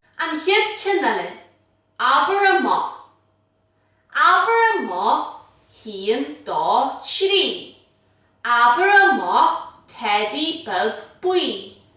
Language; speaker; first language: Irish; native; Irish